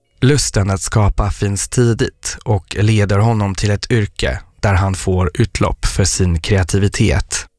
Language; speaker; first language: Swedish; non-native, fluent; French